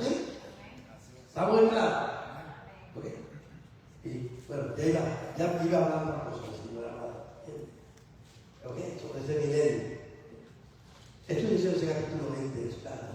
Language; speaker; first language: Spanish; native; Spanish